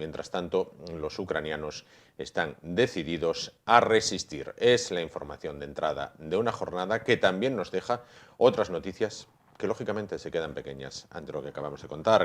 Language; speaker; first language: Spanish; native; Spanish